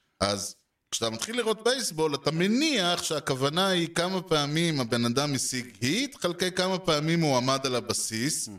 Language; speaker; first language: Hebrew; native; Hebrew